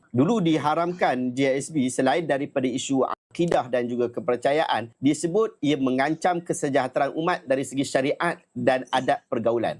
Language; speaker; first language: Malay; native; Malay